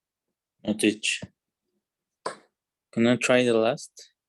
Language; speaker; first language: English; non-native, learner; Spanish